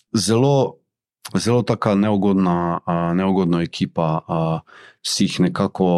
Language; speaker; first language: Slovenian; early bilingual, other home language; Bosnian